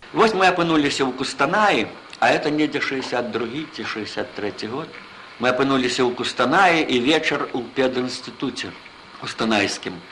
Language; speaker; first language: Belarusian; native; Belarusian